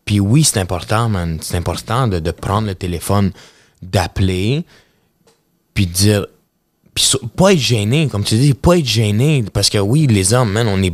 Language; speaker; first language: French; early bilingual, other home language; Russian